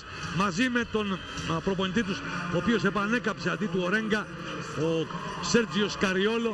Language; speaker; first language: Greek; native; Greek